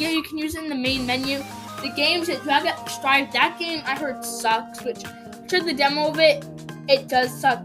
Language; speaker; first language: English; native; English